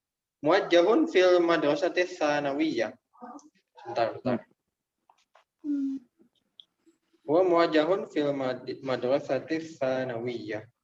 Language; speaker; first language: Arabic; non-native, fluent; Indonesian